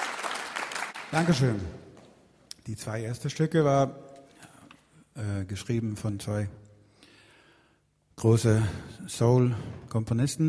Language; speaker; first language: German; non-native, learner; Swedish